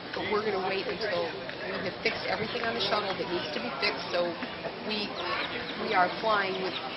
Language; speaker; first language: English; native; English